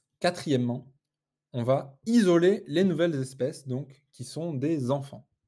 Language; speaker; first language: French; native; French